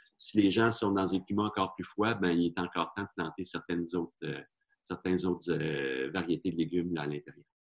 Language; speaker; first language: French; native; French